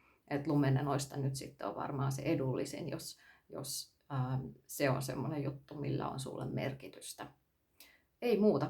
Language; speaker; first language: Finnish; native; Finnish